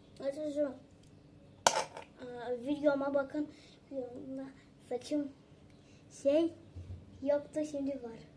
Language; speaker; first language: Turkish; early bilingual, other home language; Persian